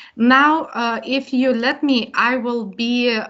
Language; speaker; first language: English; non-native, fluent; Lithuanian